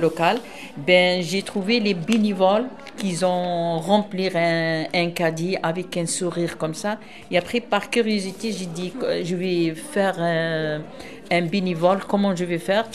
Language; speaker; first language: French; non-native, local second language; Arabic